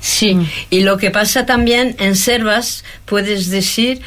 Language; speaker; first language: Spanish; non-native, fluent; French